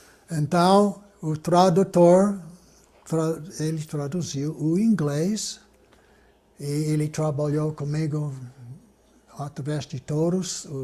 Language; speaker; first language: Portuguese; non-native, fluent; English